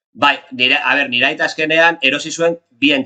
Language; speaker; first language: Basque; non-native, local second language; Spanish